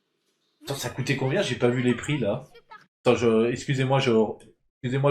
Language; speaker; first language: French; native; French